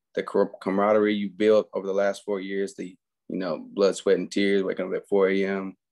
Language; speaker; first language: English; native; English